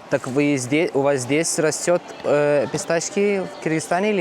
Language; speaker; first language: Russian; non-native, learner; Lithuanian